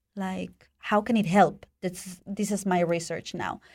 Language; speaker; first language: English; non-native, fluent; Spanish